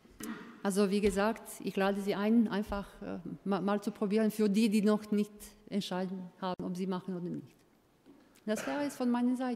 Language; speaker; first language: German; non-native, fluent; Croatian